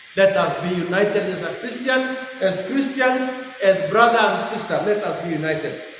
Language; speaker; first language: English; non-native, local second language; Swahili